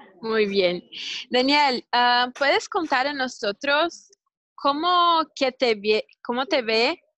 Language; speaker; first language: Spanish; non-native, learner; Portuguese